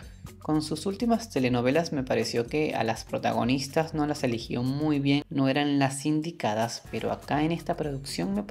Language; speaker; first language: Spanish; native; Spanish